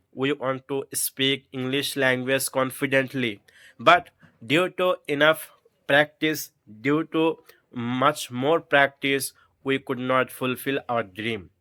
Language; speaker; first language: English; non-native, learner; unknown